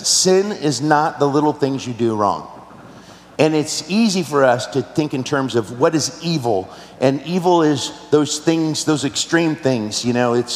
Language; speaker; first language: English; native; English